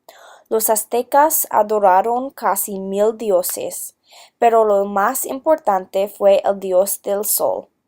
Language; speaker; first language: Spanish; non-native, learner; English